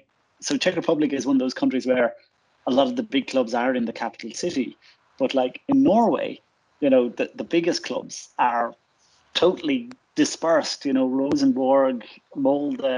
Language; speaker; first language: English; native; English